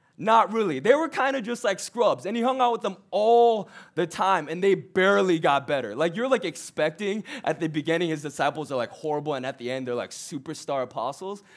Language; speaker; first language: English; early bilingual, other home language; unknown